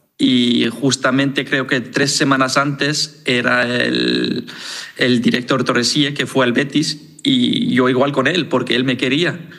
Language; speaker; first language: Spanish; non-native, fluent; Danish